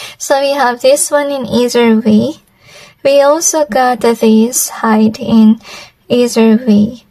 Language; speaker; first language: English; non-native, local second language; Filipino